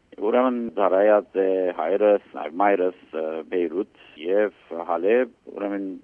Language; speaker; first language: Armenian; early bilingual, heritage; Armenian